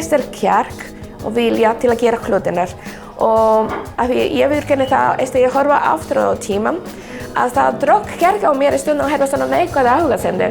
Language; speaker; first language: Icelandic; non-native, fluent; Spanish